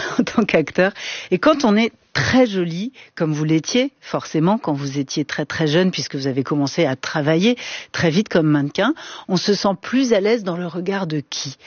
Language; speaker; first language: French; native; French